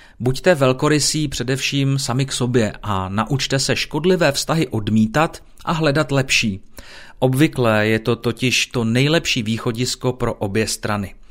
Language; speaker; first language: Czech; native; Czech